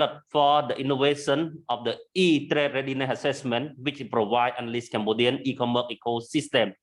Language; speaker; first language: English; non-native, learner; Khmer